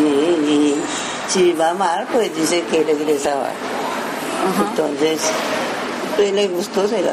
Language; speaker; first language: Spanish; early bilingual, other home language; Japanese